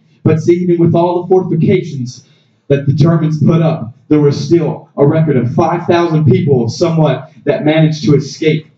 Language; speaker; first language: English; native; English